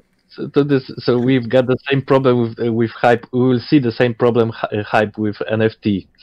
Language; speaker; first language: English; non-native, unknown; Polish